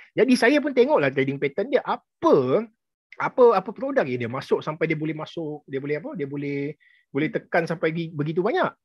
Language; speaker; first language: Malay; native; Malay